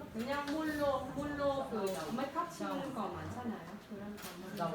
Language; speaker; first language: Korean; non-native, learner; Vietnamese